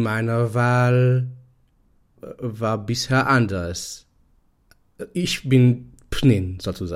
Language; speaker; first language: German; non-native, fluent; Hebrew